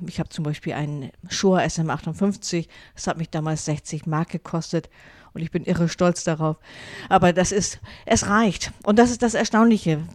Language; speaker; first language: German; non-native, local second language; Low German